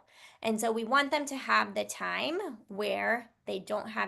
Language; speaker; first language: English; native; English